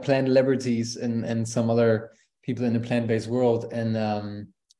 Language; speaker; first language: English; non-native, fluent; German